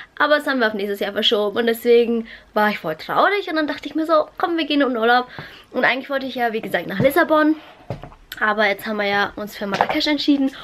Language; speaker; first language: German; early bilingual, other home language; Vietnamese